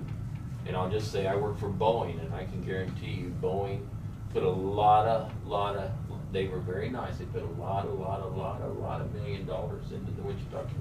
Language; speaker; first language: English; native; English